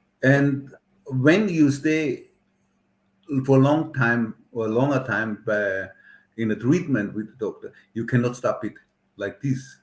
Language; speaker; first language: English; non-native, learner; German